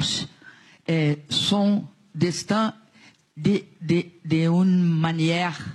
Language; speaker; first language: French; non-native, learner; Portuguese